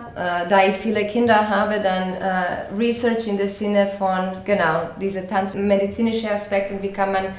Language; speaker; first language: German; non-native, fluent; Croatian